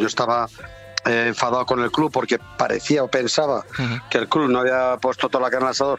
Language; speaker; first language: Spanish; native; Spanish